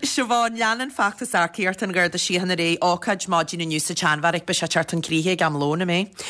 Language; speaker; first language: Irish; native; Irish